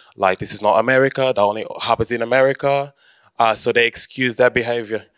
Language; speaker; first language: English; early bilingual, heritage; Portuguese